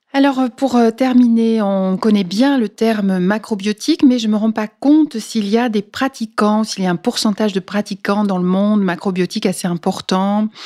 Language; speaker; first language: French; native; French